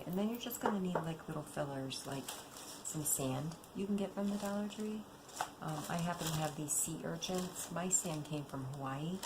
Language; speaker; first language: English; native; English